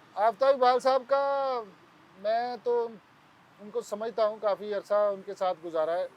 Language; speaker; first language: Urdu; non-native, local second language; Punjabi